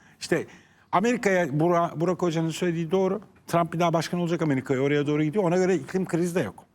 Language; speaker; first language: Turkish; native; Turkish